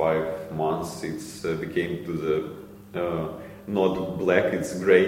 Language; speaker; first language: English; non-native, learner; Ukrainian